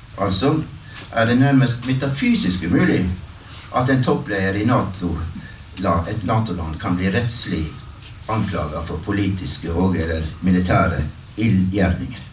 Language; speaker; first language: Norwegian; native; Norwegian